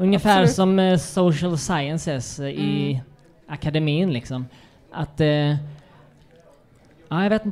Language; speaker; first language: Swedish; native; Swedish